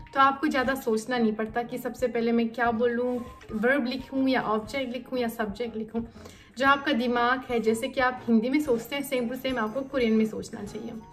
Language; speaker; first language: Hindi; native; Hindi